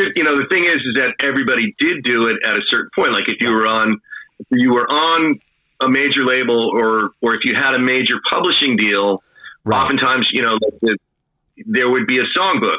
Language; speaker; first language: English; native; English